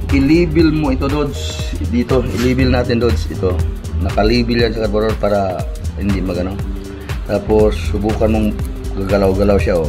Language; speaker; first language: Filipino; non-native, local second language; Cebuano